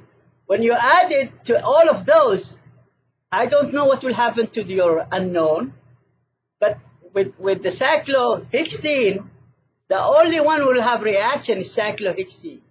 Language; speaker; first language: English; non-native, fluent; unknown